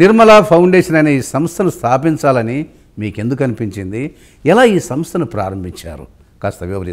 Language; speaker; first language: Telugu; native; Telugu